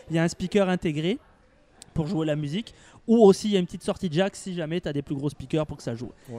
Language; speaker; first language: French; native; French